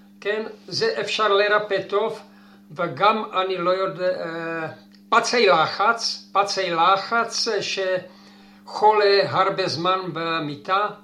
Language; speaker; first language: Hebrew; non-native, fluent; Czech